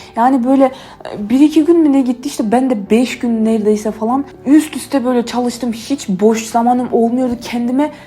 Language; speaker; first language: Turkish; native; Turkish